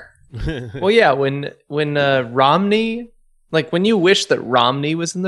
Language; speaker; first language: English; native; English